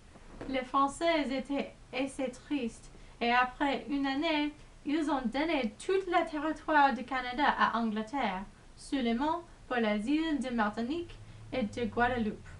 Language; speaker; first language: French; non-native, learner; English